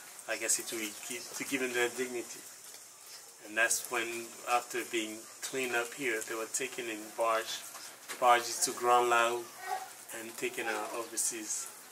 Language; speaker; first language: English; non-native, fluent; French